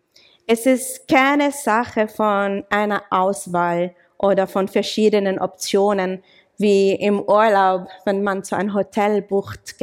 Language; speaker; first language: German; non-native, fluent; English